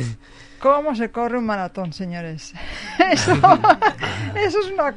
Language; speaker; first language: Spanish; native; Spanish